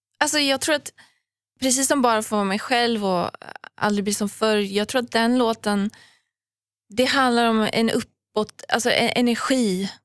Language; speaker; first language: Swedish; early bilingual, other home language; Persian